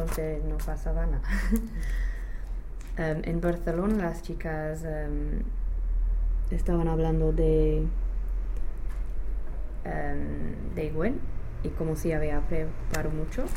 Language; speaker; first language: Spanish; non-native, fluent; English